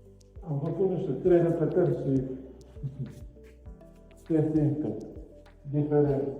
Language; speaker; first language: Romanian; native; Romanian